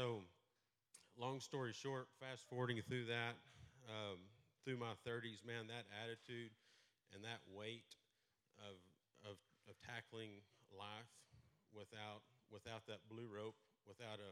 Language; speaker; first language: English; native; English